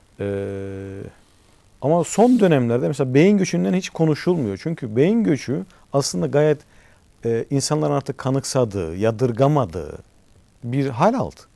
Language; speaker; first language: Turkish; native; Turkish